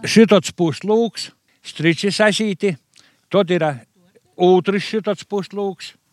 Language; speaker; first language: Latvian; native; Latvian